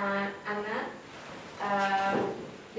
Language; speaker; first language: Arabic; non-native, learner; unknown